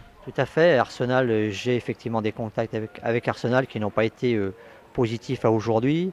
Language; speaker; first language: French; native; French